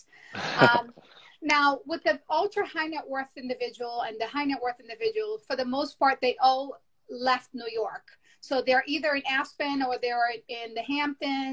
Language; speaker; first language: English; non-native, fluent; Portuguese